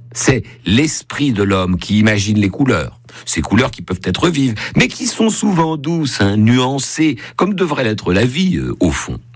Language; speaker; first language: French; native; French